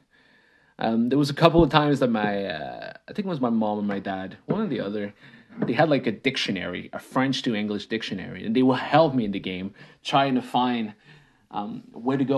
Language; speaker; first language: English; non-native, fluent; French